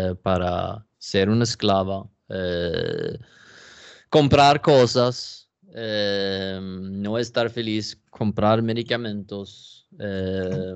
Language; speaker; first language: Spanish; non-native, learner; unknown